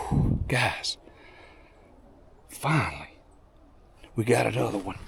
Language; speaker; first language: English; native; English